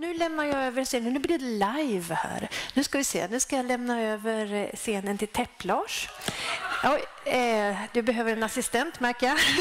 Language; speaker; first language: Swedish; native; Swedish